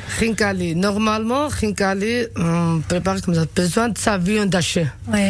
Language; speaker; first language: French; non-native, learner; Georgian